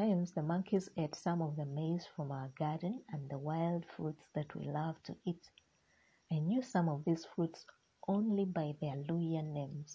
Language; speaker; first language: English; non-native, local second language; Luyia